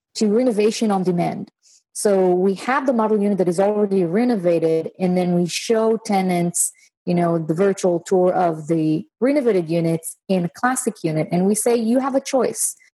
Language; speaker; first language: English; non-native, fluent; Hebrew